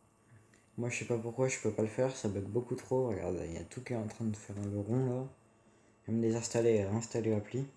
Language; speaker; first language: French; native; French